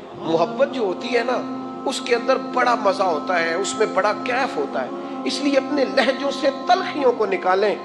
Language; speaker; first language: Urdu; non-native, local second language; Punjabi